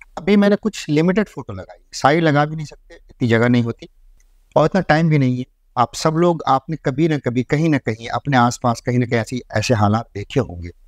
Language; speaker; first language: Hindi; native; Hindi